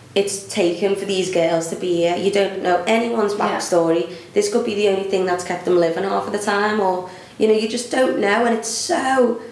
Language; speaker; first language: English; native; English